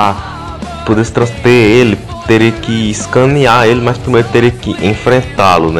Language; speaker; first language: Portuguese; native; Portuguese